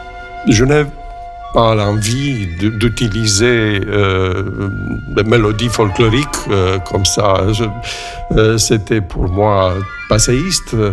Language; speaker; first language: French; non-native, fluent; Romanian